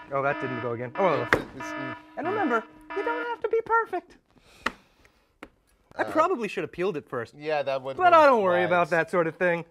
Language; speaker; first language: English; native; English